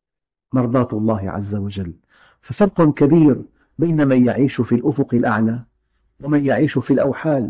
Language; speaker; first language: Arabic; native; Arabic